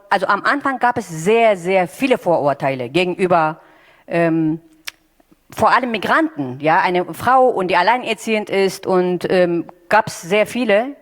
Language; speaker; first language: German; non-native, fluent; Turkish